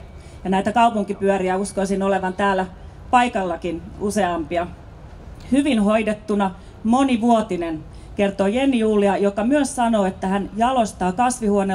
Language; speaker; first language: Finnish; native; Finnish